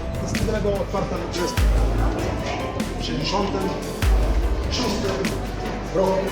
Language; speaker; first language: Polish; non-native, learner; Arabic